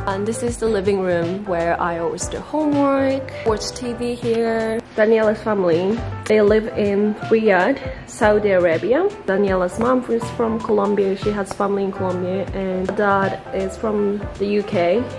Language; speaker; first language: English; non-native, fluent; Japanese